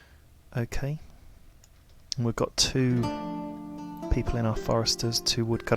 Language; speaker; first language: English; native; English